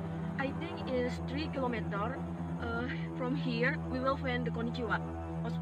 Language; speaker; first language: English; non-native, learner; Indonesian